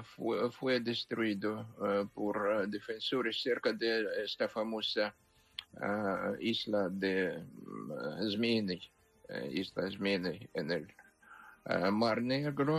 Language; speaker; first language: Spanish; non-native, fluent; Ukrainian